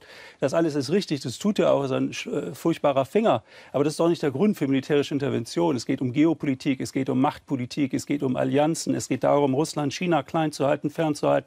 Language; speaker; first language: German; native; German